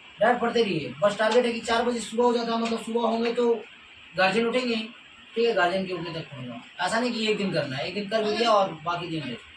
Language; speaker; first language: Hindi; native; Hindi